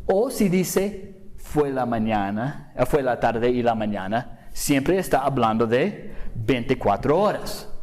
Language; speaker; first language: Spanish; non-native, fluent; English